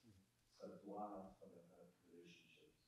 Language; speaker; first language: French; non-native, learner; English